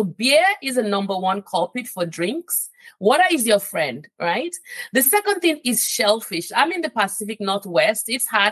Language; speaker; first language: English; non-native, local second language; Yoruba